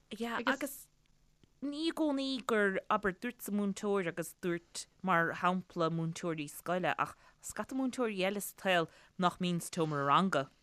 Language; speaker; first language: Irish; native; Irish